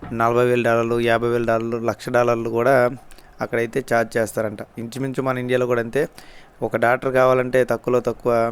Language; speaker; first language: Telugu; native; Telugu